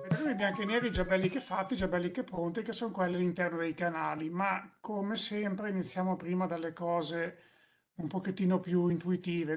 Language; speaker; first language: Italian; native; Italian